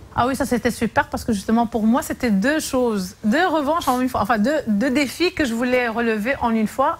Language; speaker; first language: French; non-native, local second language; Arabic